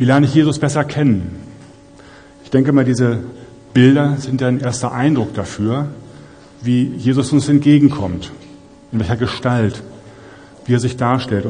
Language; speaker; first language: German; native; German